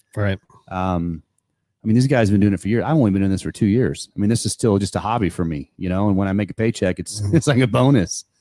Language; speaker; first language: English; native; English